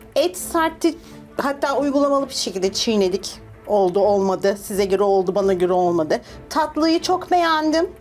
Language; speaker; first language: Turkish; native; Turkish